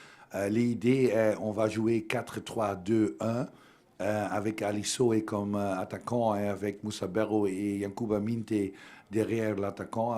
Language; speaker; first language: French; non-native, learner; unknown